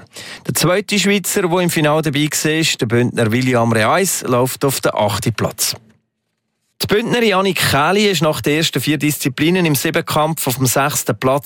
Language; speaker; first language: German; native; German